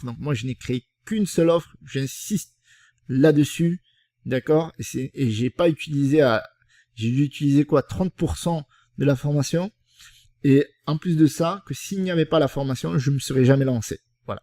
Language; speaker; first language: French; native; French